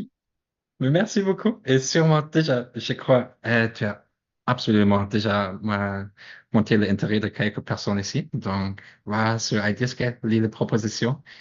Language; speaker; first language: French; non-native, fluent; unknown